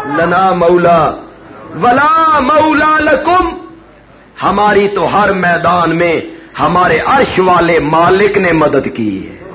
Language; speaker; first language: Urdu; non-native, local second language; Punjabi